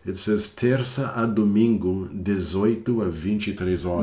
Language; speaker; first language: Portuguese; non-native, fluent; English